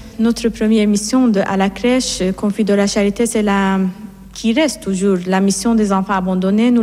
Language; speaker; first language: French; non-native, fluent; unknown